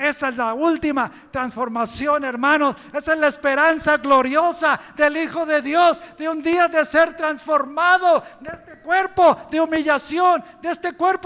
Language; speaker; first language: Spanish; native; Spanish